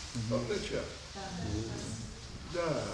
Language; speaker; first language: Russian; non-native, learner; English